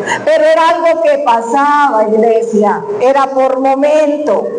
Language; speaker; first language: Spanish; native; Spanish